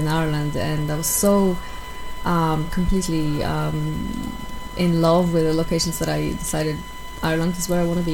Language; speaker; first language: English; non-native, fluent; Polish